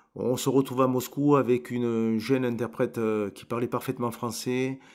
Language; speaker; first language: French; native; French